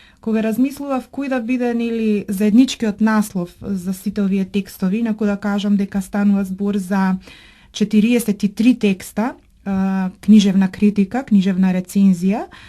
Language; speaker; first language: Macedonian; native; Macedonian